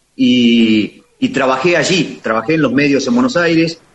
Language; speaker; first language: Spanish; native; Spanish